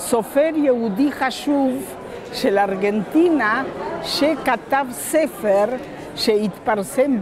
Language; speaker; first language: Hebrew; non-native, local second language; Spanish